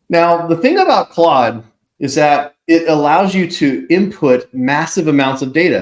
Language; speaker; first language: English; native; English